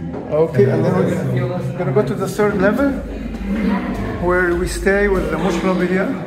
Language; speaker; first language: English; non-native, fluent; Arabic